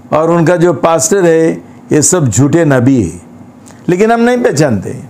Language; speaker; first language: Hindi; non-native, local second language; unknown